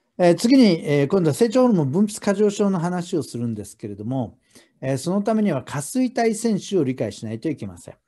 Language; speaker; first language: Japanese; native; Japanese